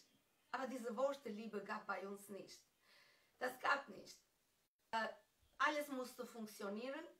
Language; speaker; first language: German; non-native, fluent; Albanian